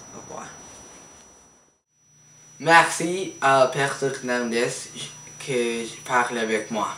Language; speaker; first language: French; non-native, learner; Spanish